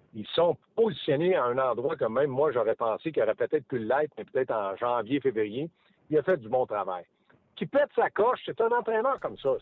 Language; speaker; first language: French; native; French